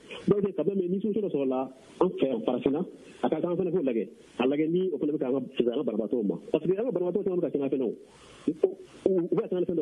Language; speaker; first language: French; non-native, local second language; Bambara